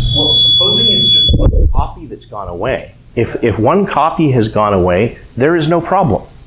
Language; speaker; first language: English; native; English